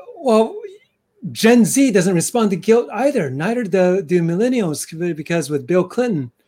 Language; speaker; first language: English; early bilingual, other home language; Chinese